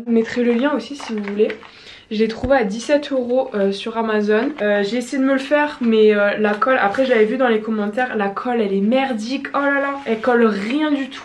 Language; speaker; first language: French; native; French